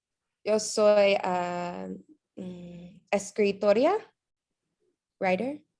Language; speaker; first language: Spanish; non-native, learner; English